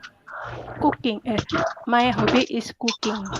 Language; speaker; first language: English; non-native, learner; Indonesian